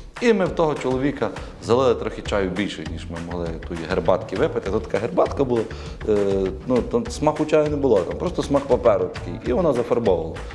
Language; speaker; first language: Ukrainian; native; Ukrainian